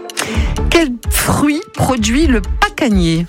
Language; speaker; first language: French; native; French